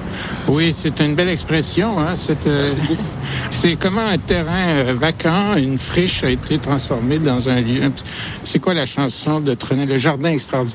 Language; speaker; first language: French; native; French